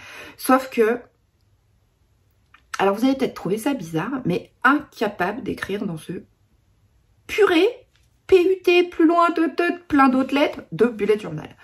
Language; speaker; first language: French; native; French